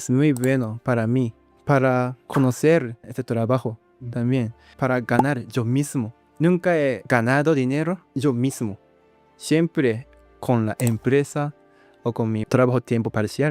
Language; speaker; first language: Spanish; non-native, learner; Japanese